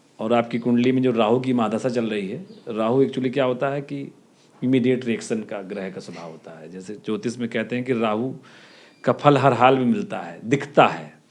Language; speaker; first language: Hindi; native; Hindi